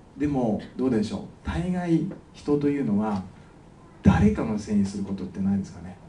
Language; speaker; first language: Japanese; native; Japanese